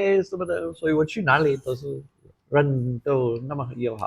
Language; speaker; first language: Chinese; non-native, fluent; English